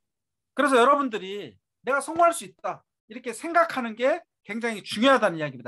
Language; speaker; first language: Korean; native; Korean